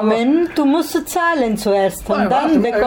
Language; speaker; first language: German; non-native, learner; Italian